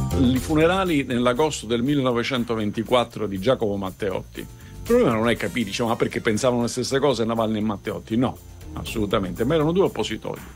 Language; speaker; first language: Italian; native; Italian